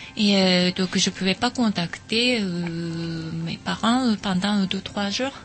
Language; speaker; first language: French; non-native, learner; Japanese